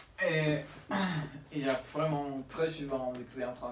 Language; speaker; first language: French; non-native, learner; Spanish